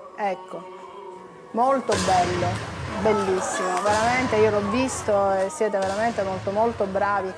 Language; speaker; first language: Italian; native; Italian